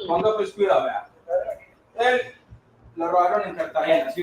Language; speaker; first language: Spanish; native; Spanish